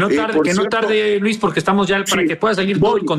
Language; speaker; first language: Spanish; native; Spanish